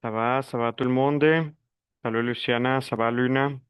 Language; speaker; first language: French; non-native, fluent; Spanish